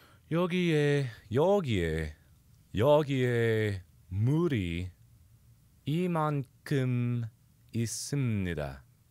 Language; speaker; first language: Korean; non-native, learner; English